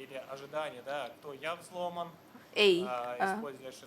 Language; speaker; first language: Russian; native; Russian